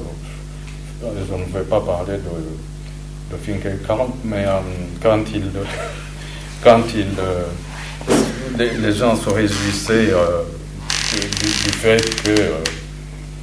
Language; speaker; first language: French; non-native, local second language; Kinyarwanda